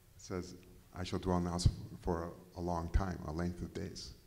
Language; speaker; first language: English; native; English